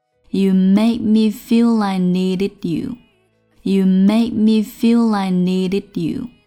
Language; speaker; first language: English; non-native, fluent; Chinese